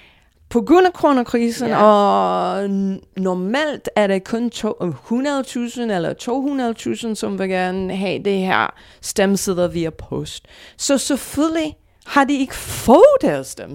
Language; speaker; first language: Danish; non-native, fluent; English